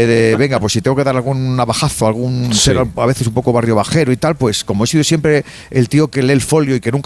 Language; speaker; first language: Spanish; native; Spanish